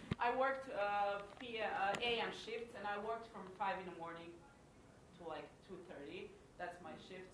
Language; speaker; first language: English; non-native, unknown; Serbian